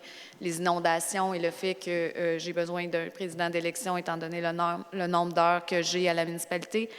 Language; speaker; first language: French; native; French